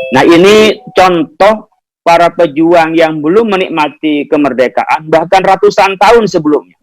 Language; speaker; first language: Indonesian; non-native, local second language; Madurese